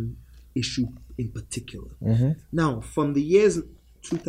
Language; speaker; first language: English; non-native, local second language; Igbo